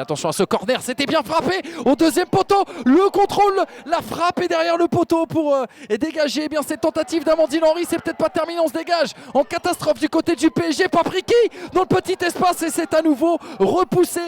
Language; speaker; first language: French; native; French